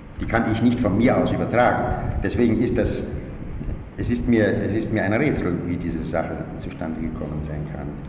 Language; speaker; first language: German; native; German